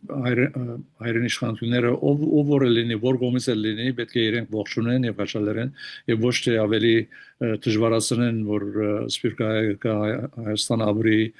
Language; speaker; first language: Armenian; early bilingual, heritage; Armenian